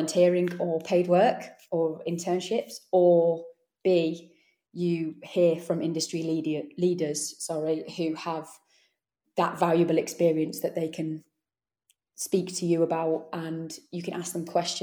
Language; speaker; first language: English; native; English